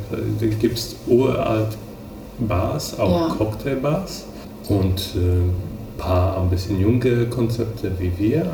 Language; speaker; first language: German; non-native, fluent; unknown